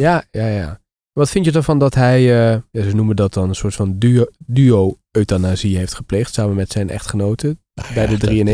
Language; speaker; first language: Dutch; native; Dutch